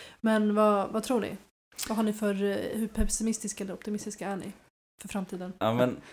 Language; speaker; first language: Swedish; native; Swedish